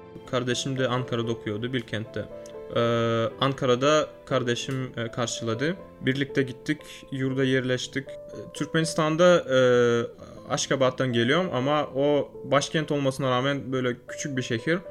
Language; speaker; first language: Turkish; non-native, fluent; Turkmen